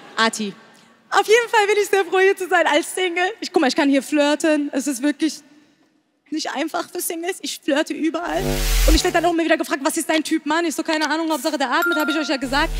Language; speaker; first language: German; early bilingual, other home language; Persian